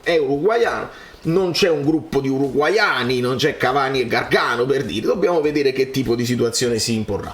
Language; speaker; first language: Italian; native; Italian